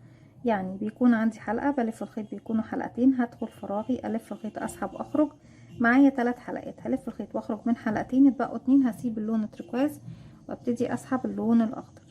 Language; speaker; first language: Arabic; native; Arabic